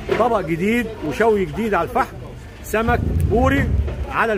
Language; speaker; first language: Arabic; native; Arabic